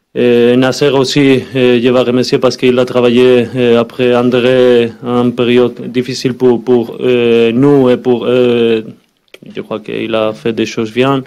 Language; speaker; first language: French; non-native, learner; Spanish